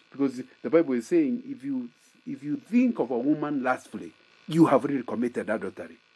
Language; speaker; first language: English; non-native, local second language; Kikuyu